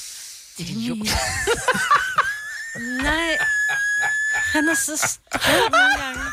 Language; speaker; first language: Danish; native; Danish